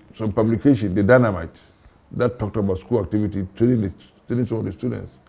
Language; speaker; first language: English; non-native, local second language; Hausa